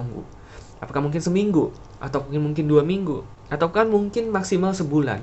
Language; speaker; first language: Indonesian; native; Indonesian